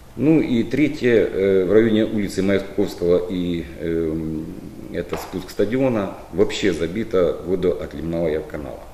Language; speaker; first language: Russian; native; Russian